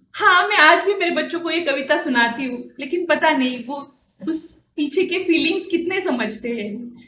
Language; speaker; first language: Hindi; non-native, local second language; Marathi